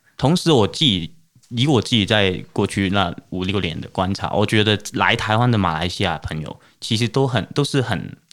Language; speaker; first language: Chinese; non-native, fluent; Cantonese